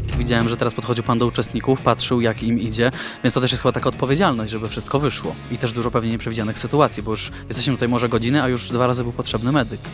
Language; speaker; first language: Polish; native; Polish